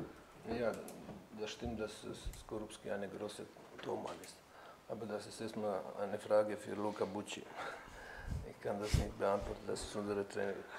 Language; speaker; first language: German; non-native, fluent; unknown